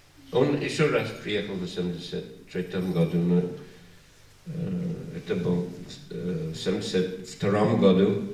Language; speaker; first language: Russian; non-native, learner; English